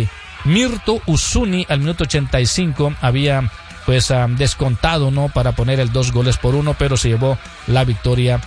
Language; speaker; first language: Spanish; native; Spanish